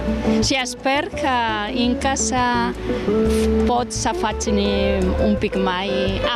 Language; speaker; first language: Romanian; non-native, learner; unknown